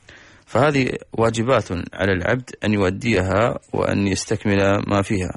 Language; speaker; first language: Arabic; native; Arabic